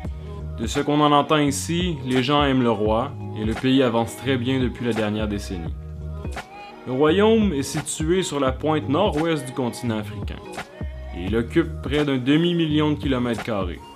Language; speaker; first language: French; native; French